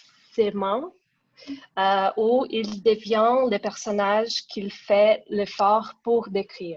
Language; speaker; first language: French; non-native, fluent; Portuguese